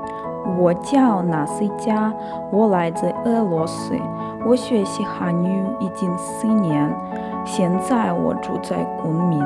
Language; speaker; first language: Chinese; non-native, fluent; Russian